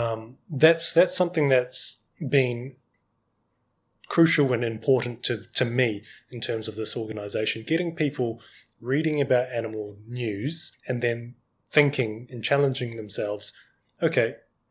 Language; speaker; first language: English; native; English